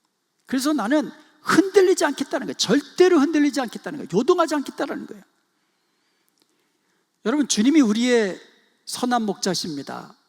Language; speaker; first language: Korean; native; Korean